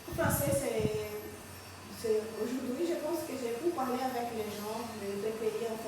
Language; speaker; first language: French; non-native, learner; Portuguese